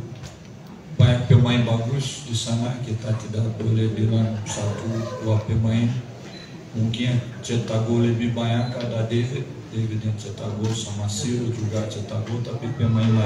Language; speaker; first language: Indonesian; non-native, learner; Portuguese